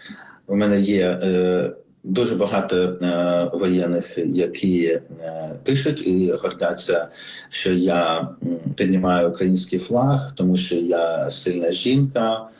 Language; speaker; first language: Ukrainian; non-native, local second language; Russian